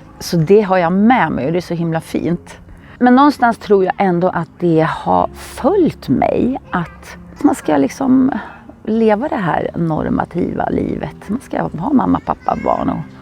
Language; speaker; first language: Swedish; native; Swedish